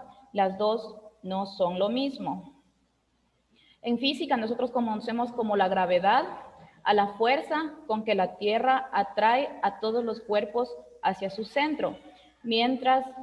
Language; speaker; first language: Spanish; native; Spanish